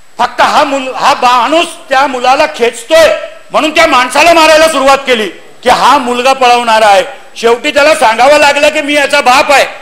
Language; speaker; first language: Marathi; native; Marathi